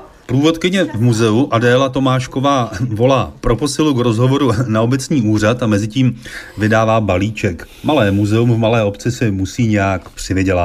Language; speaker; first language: Czech; native; Czech